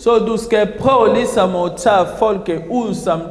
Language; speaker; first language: Danish; non-native, fluent; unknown